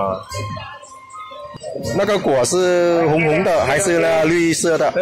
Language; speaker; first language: Chinese; non-native, fluent; Vietnamese